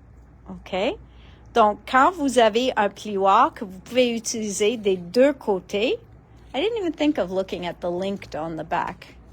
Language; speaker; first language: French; non-native, local second language; English